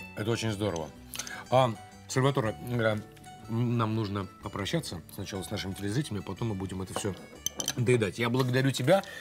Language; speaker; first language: Russian; native; Russian